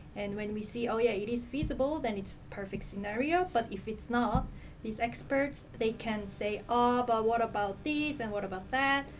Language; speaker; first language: English; non-native, fluent; Korean